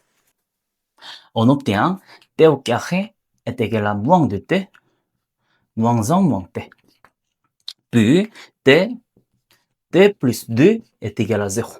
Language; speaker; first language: French; non-native, learner; Korean